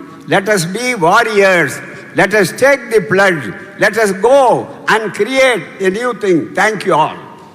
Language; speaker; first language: English; non-native, local second language; Tamil